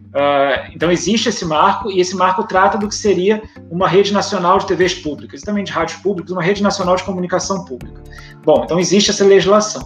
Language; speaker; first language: Portuguese; native; Portuguese